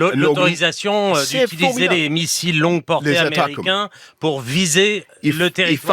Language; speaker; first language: French; native; French